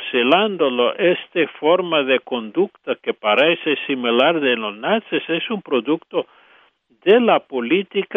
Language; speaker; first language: Spanish; non-native, fluent; English